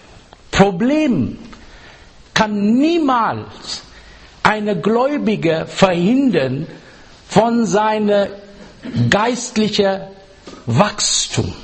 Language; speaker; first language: German; non-native, fluent; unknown